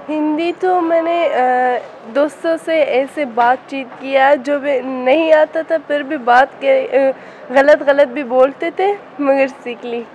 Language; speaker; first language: Hindi; non-native, learner; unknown